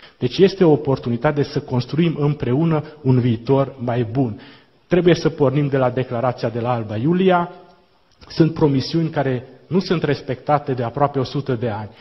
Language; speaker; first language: Romanian; non-native, local second language; Hungarian